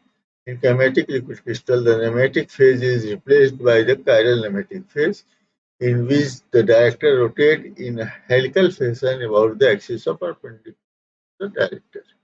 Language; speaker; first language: English; non-native, local second language; Hindi